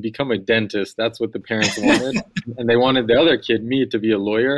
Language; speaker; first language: English; native; English